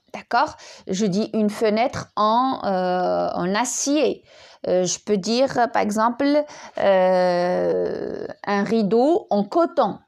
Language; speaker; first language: French; non-native, local second language; Arabic